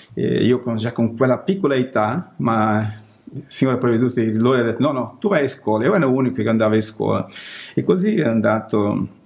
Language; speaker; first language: Italian; non-native, learner; Portuguese